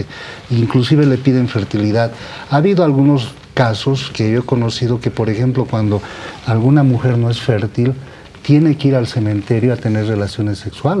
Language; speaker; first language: Spanish; native; Spanish